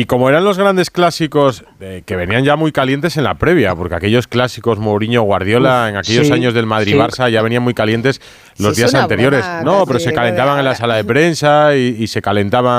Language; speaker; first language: Spanish; native; Spanish